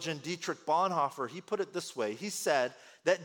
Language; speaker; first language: English; early bilingual, other home language; Korean